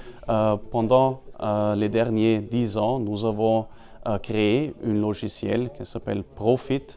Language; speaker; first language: French; non-native, fluent; German